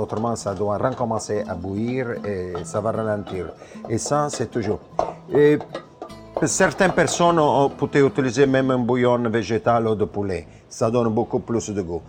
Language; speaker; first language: French; non-native, fluent; Italian